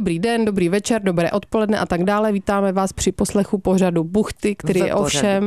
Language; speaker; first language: Czech; native; Czech